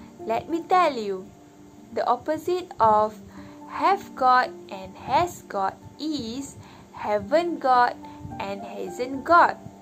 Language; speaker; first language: English; non-native, local second language; Malay